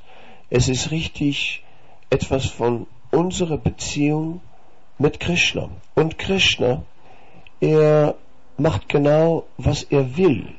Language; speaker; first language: German; non-native, fluent; Dutch